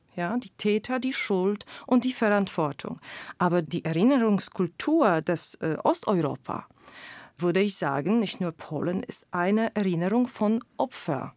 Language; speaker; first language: German; non-native, fluent; Polish